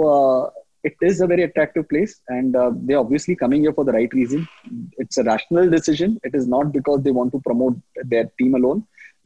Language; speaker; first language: English; non-native, local second language; Hindi